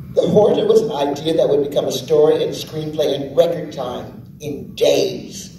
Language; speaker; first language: English; native; English